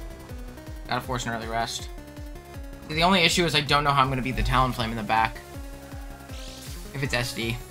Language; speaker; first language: English; native; English